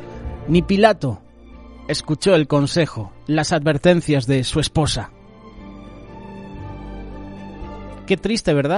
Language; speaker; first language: Spanish; native; Spanish